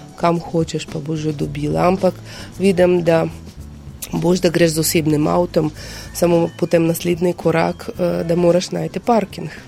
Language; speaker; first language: Slovenian; non-native, fluent; Ukrainian